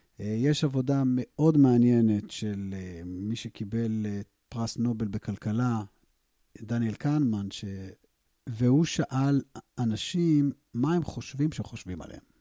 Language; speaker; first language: Hebrew; native; Hebrew